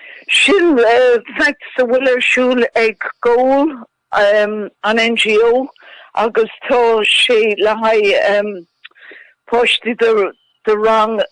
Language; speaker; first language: Irish; non-native, local second language; English